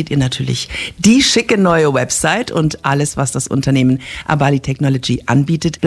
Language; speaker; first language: German; native; German